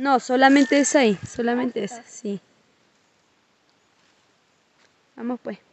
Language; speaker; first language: Spanish; non-native, learner; Portuguese